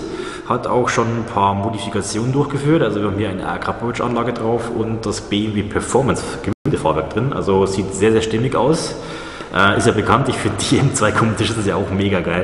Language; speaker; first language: German; native; German